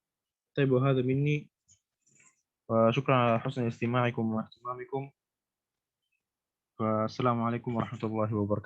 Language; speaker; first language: Arabic; non-native, learner; Indonesian